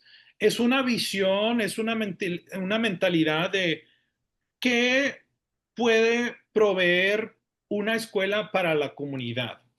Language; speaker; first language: Spanish; early bilingual, heritage; Spanish